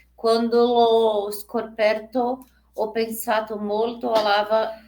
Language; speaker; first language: Italian; non-native, learner; Portuguese